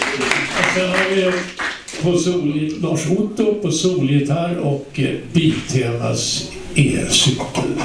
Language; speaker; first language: Swedish; native; Swedish